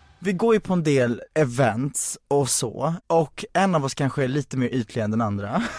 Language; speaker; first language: Swedish; early bilingual, other home language; Hungarian